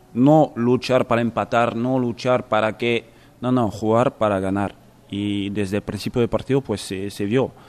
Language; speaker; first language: Spanish; non-native, fluent; French